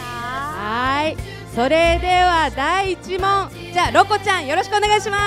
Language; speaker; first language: Japanese; native; Japanese